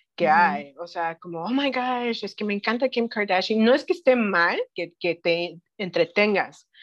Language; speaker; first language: Spanish; early bilingual, heritage; Spanish